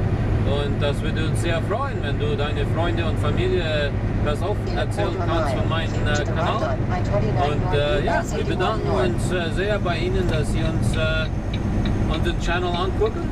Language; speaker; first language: German; non-native, learner; Low German